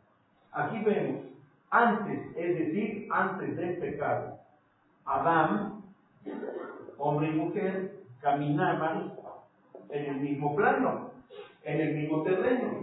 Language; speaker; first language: Spanish; native; Spanish